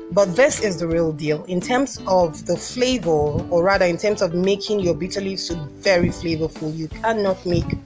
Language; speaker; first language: English; non-native, local second language; Igbo